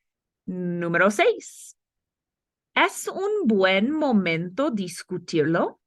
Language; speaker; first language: Spanish; non-native, fluent; English